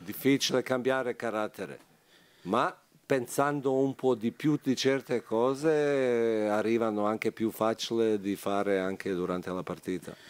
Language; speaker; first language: Italian; non-native, fluent; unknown